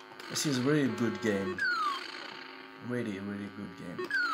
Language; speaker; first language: English; non-native, learner; French